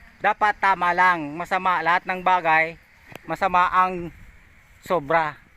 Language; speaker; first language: Filipino; non-native, local second language; Bikol